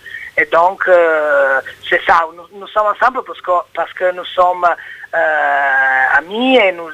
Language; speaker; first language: French; non-native, learner; Italian